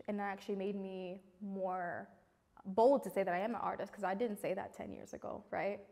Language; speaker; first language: English; native; English